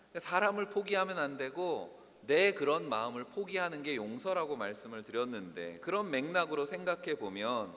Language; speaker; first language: Korean; native; Korean